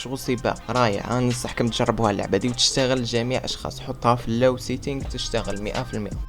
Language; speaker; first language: Arabic; native; Arabic